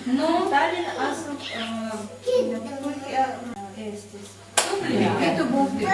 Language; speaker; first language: Estonian; non-native, learner; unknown